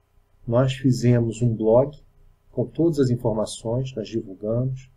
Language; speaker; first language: Portuguese; native; Portuguese